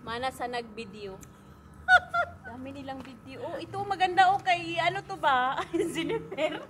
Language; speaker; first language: Filipino; non-native, local second language; Cebuano